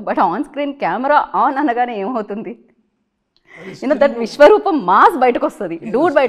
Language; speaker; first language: Telugu; native; Telugu